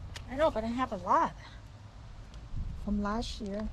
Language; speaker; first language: English; non-native, learner; Thai